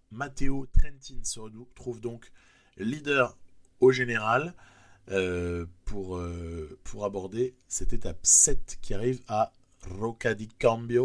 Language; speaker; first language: French; native; French